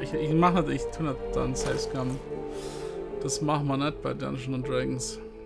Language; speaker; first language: German; native; German